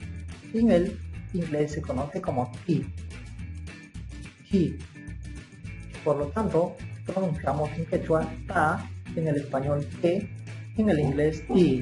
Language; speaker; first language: Spanish; non-native, local second language; Quechua